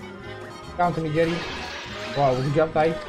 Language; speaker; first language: English; non-native, learner; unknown